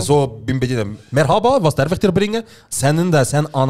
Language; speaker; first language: German; native; German